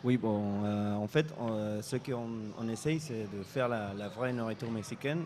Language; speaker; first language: French; non-native, fluent; Spanish